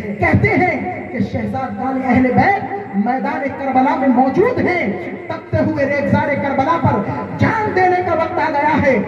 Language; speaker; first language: Hindi; native; Hindi